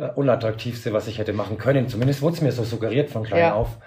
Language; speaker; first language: German; native; German